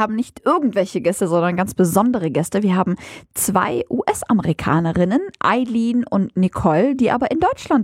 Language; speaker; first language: German; native; German